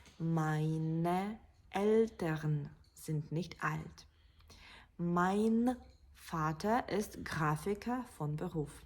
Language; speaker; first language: German; non-native, fluent; Ukrainian